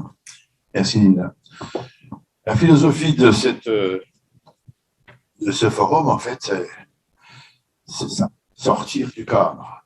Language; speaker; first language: French; native; French